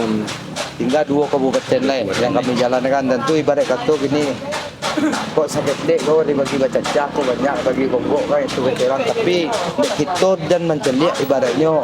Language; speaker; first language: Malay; non-native, local second language; Minangkabau